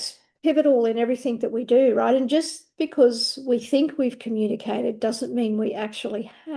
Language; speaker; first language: English; native; English